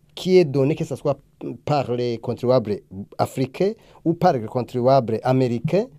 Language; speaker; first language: French; non-native, local second language; Rundi